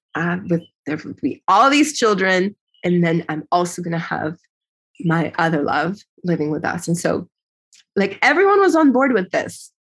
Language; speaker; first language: English; early bilingual, other home language; Ukrainian